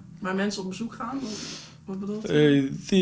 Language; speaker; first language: Dutch; native; Dutch